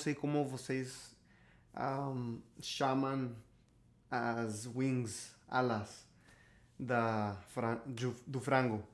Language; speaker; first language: Portuguese; non-native, learner; Spanish